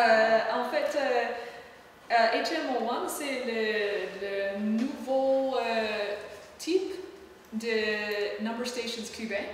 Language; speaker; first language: French; non-native, learner; English